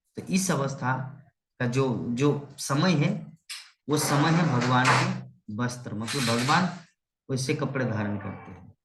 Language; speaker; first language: Hindi; non-native, local second language; Bangla